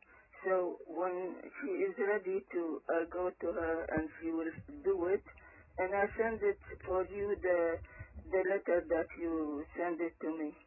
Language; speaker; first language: English; early bilingual, other home language; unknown